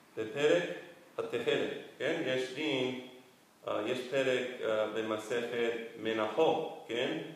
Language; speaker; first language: Hebrew; non-native, fluent; Spanish